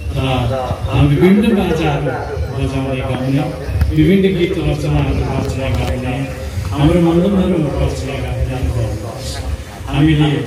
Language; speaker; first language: Nepali; non-native, local second language; Limbu